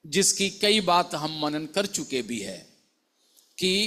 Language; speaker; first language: Hindi; non-native, local second language; Malayalam